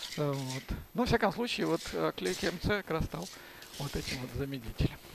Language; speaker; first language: Russian; native; Russian